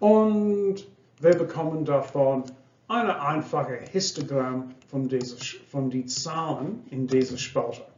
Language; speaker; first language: German; non-native, fluent; English